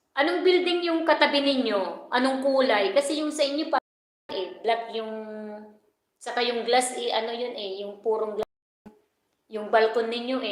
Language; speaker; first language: Filipino; non-native, local second language; Iloko